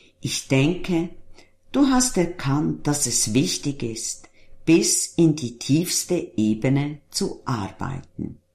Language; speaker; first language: German; native; German